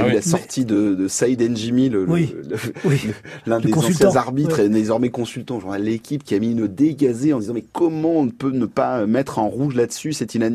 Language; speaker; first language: French; native; French